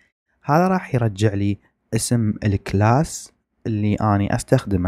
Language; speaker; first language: Arabic; native; Arabic